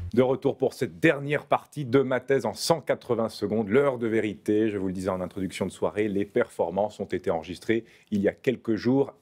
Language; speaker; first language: French; native; French